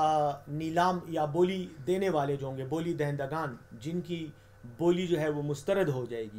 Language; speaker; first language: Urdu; non-native, local second language; Pashto